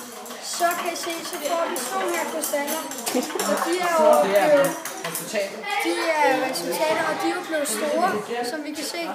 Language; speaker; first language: Danish; native; Danish